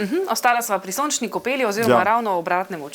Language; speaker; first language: Slovenian; native; Slovenian